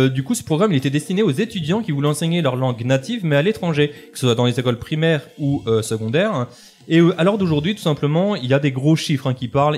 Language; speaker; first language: French; native; French